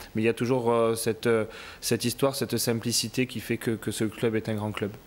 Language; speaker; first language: French; native; French